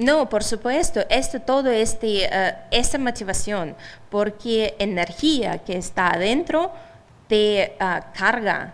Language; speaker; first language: Spanish; non-native, fluent; Russian